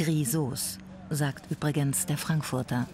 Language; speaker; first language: German; native; German